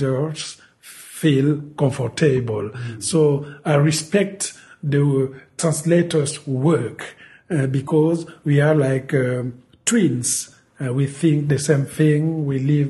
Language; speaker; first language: English; non-native, fluent; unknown